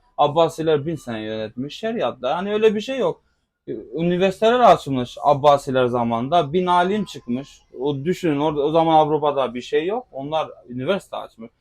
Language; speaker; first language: Turkish; non-native, local second language; Albanian